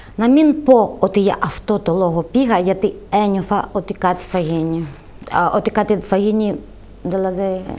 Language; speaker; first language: Greek; non-native, fluent; Ukrainian